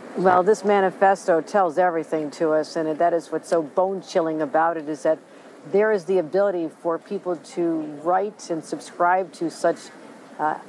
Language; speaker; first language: English; native; English